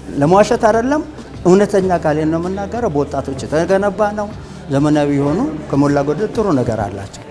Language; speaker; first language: Amharic; native; Amharic